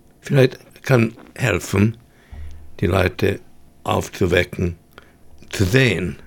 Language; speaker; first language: German; early bilingual, heritage; German